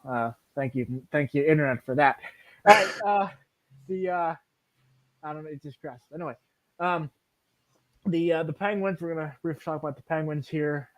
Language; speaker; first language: English; native; English